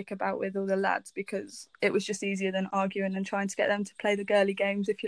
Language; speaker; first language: English; native; English